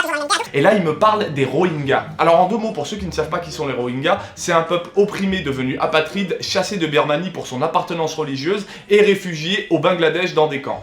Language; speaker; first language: French; native; French